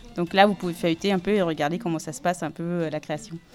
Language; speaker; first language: French; non-native, fluent; German